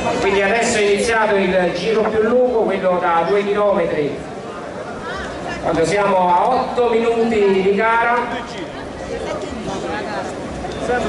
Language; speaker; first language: Italian; native; Italian